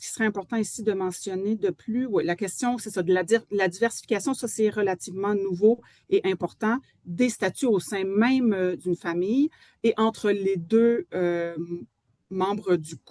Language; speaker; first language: French; native; French